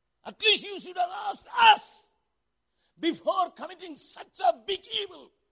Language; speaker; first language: English; non-native, local second language; Tamil